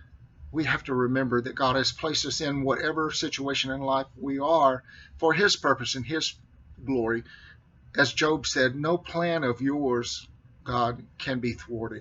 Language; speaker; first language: English; native; English